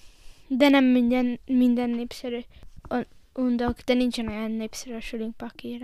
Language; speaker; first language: Hungarian; early bilingual, heritage; Hungarian